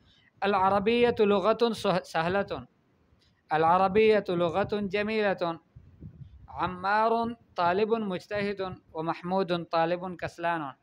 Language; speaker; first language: Arabic; non-native, fluent; Urdu